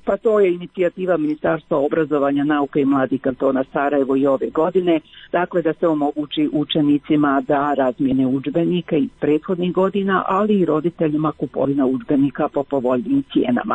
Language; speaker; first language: Croatian; native; Croatian